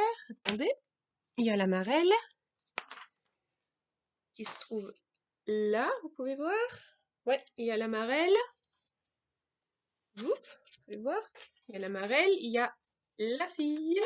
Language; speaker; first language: French; non-native, fluent; German